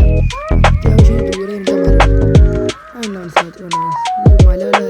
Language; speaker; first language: Malayalam; native; Malayalam